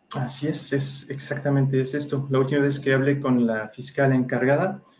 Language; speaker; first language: Spanish; non-native, fluent; French